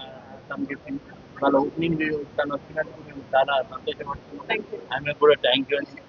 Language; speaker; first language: Telugu; native; Telugu